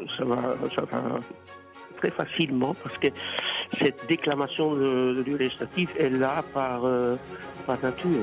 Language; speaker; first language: French; non-native, fluent; Dutch